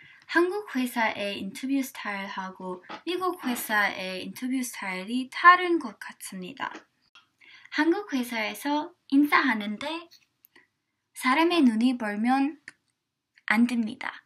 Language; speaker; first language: Korean; non-native, learner; English